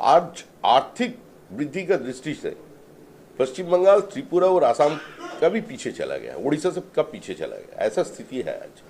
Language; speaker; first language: Hindi; non-native, local second language; Bangla